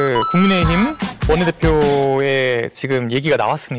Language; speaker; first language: Korean; native; Korean